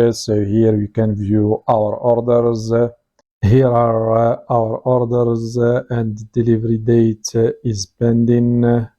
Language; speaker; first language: English; non-native, fluent; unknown